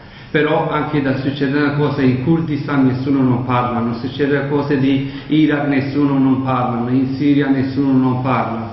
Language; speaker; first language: Italian; non-native, learner; Kurdish